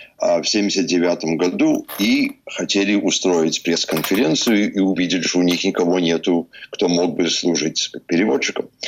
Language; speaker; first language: Russian; early bilingual, heritage; Russian